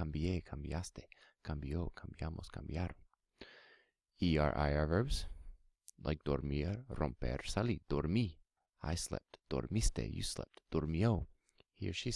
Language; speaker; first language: Spanish; non-native, fluent; English